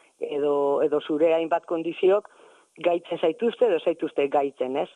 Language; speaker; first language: Basque; native; Basque